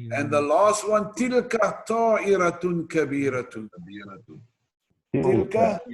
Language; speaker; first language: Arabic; non-native, fluent; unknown